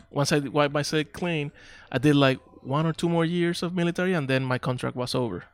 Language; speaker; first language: English; non-native, local second language; Spanish